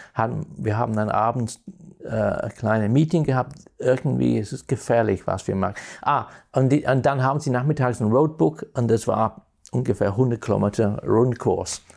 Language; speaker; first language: German; non-native, fluent; English